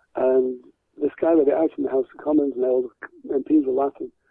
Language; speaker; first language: English; native; English